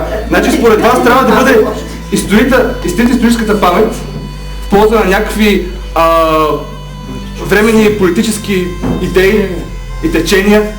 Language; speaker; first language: Bulgarian; native; Bulgarian